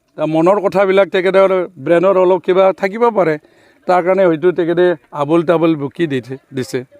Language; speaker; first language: Assamese; non-native, local second language; Bodo